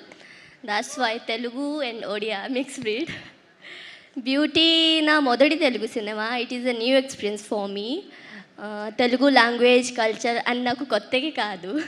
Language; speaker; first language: Telugu; non-native, learner; Odia